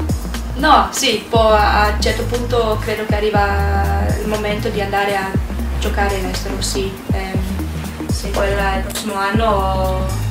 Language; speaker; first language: Italian; non-native, learner; English